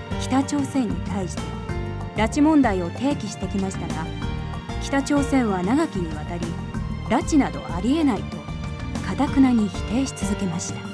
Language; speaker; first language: Japanese; native; Japanese